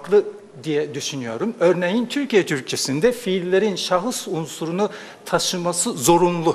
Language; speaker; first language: Turkish; non-native, fluent; Japanese